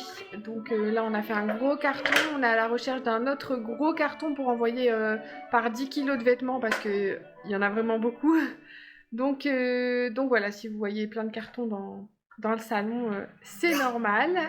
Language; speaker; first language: French; native; French